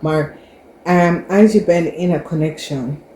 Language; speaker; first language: Dutch; non-native, fluent; English